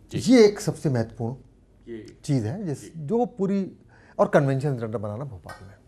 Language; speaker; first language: Hindi; native; Hindi